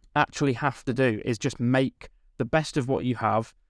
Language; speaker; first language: English; native; English